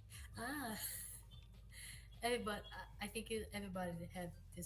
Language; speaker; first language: English; non-native, learner; Portuguese